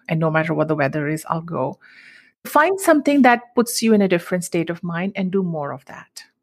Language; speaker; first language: English; non-native, local second language; Hindi